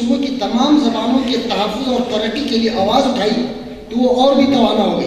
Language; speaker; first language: Urdu; non-native, local second language; Northern Hindko